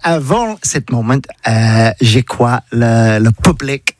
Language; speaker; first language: French; non-native, learner; English